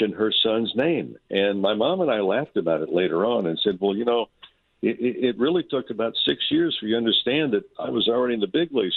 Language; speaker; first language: English; native; English